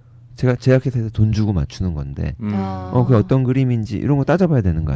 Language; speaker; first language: Korean; native; Korean